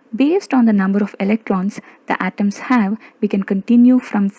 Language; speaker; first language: English; non-native, local second language; Kannada